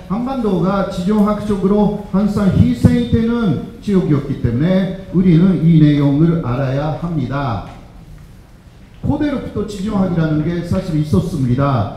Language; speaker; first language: Korean; non-native, fluent; Japanese